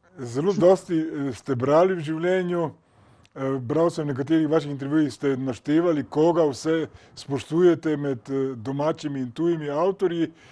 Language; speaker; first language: Slovenian; native; Slovenian